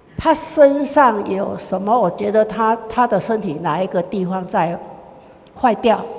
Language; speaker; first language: Chinese; native; Chinese